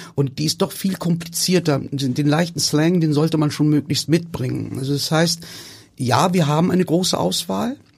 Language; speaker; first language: German; early bilingual, other home language; Turkish